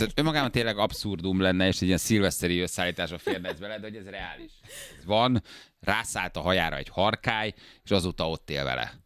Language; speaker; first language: Hungarian; native; Hungarian